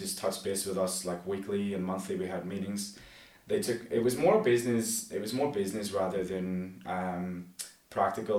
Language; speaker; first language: English; native; English